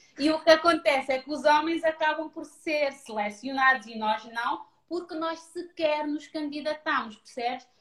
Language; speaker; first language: Portuguese; non-native, local second language; Kabuverdianu